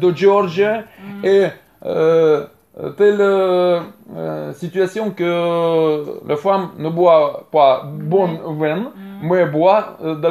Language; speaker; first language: French; non-native, learner; Russian